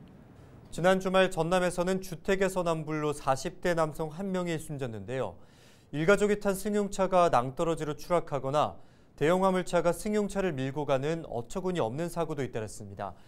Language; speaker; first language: Korean; native; Korean